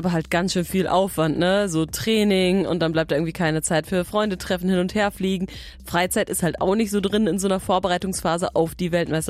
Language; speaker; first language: German; native; German